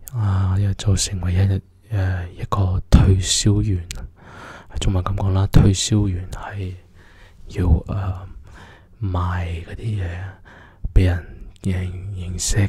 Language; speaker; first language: Cantonese; early bilingual, heritage; Cantonese